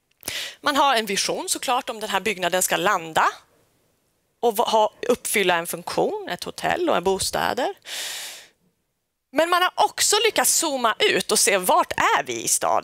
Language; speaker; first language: Swedish; native; Swedish